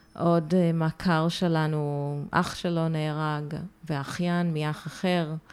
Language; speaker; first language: Hebrew; early bilingual, heritage; Hebrew